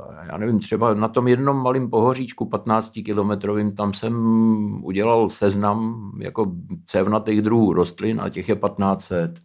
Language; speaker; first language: Czech; early bilingual, heritage; Czech